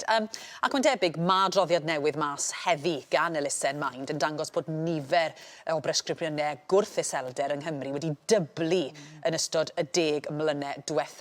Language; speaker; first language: Welsh; native; Welsh